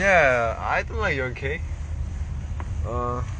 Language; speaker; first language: English; non-native, learner; Korean